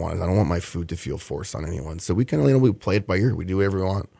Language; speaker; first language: English; native; English